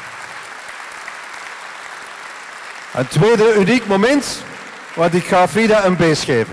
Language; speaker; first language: Dutch; native; Dutch